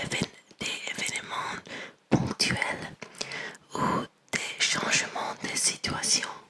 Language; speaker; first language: French; non-native, learner; English